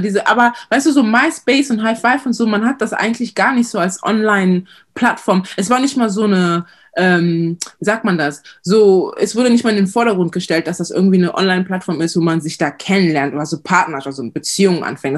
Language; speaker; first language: German; early bilingual, other home language; Lingala